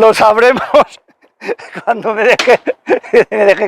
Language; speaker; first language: Spanish; native; Spanish